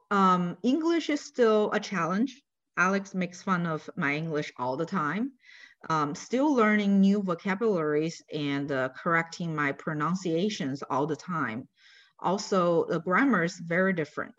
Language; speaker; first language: English; non-native, fluent; Chinese